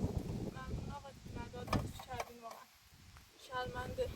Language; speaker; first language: Persian; native; Persian